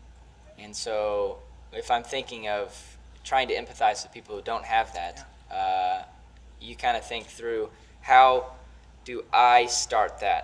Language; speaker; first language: English; native; English